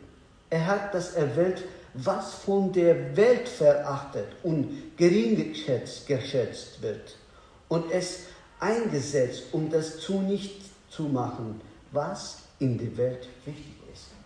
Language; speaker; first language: German; non-native, learner; Azerbaijani